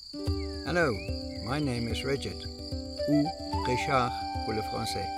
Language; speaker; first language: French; non-native, learner; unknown